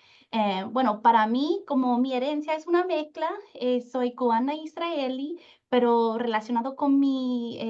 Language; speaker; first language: Spanish; early bilingual, heritage; Spanish